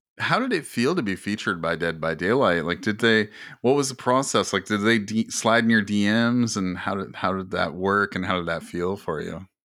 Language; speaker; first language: English; native; English